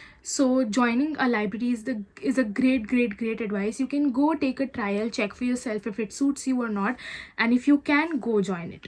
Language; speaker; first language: English; non-native, local second language; Hindi